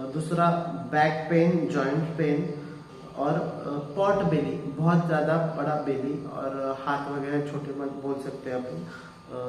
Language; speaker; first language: Hindi; non-native, local second language; Marathi